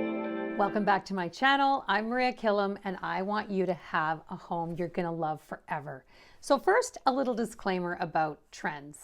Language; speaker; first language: English; native; English